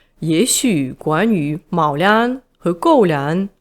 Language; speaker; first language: Chinese; non-native, fluent; Ukrainian